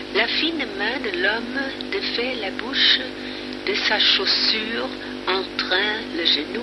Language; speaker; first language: French; non-native, fluent; German